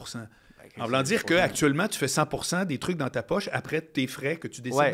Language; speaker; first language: French; native; French